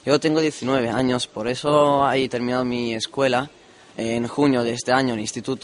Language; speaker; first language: Spanish; non-native, learner; Italian